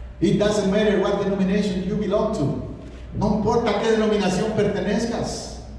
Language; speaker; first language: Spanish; native; Spanish